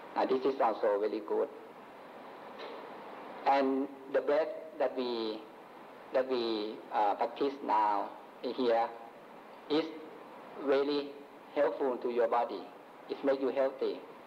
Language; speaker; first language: English; non-native, fluent; Thai